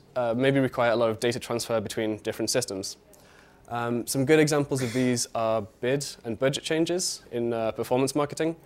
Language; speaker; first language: English; native; English